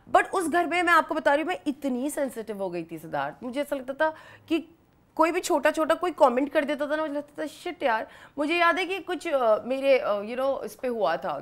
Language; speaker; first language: Hindi; native; Hindi